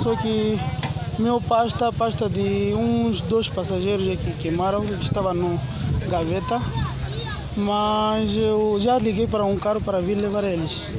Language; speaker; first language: Portuguese; non-native, local second language; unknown